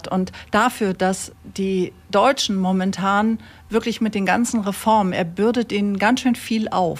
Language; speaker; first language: German; native; German